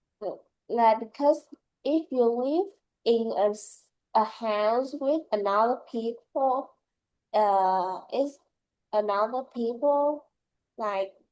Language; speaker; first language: English; non-native, learner; Vietnamese